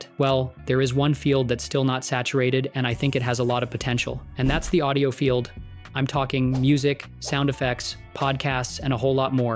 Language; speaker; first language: English; native; English